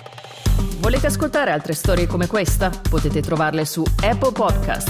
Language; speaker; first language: Italian; native; Italian